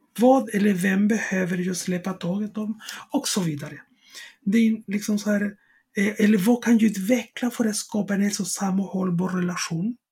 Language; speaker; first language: Swedish; non-native, fluent; Spanish